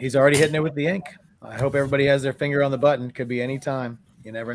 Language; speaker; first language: English; native; English